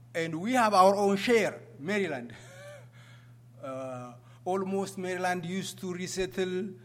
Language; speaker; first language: English; non-native, fluent; Amharic